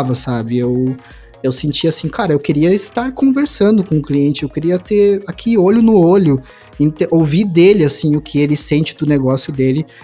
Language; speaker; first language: Portuguese; native; Portuguese